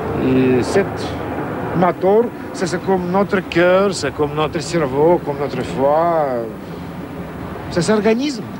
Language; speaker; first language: French; non-native, learner; Russian